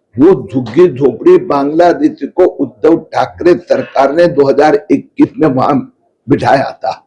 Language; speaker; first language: Hindi; non-native, local second language; Marathi